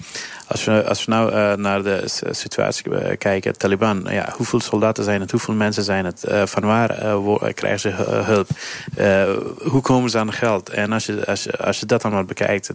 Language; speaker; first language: Dutch; non-native, fluent; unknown